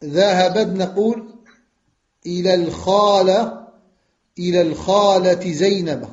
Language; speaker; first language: Arabic; non-native, fluent; French